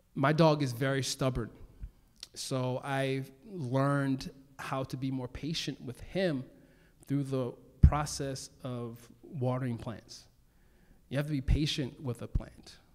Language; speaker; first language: English; native; English